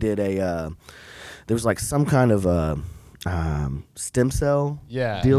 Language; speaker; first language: English; native; English